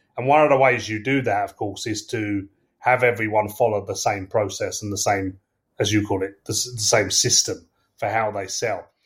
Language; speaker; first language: English; native; English